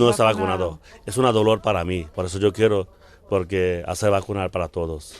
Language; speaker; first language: Spanish; non-native, learner; Bangla